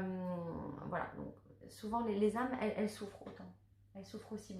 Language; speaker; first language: French; native; French